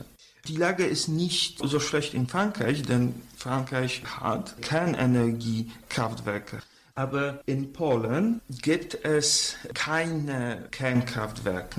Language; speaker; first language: German; non-native, fluent; Polish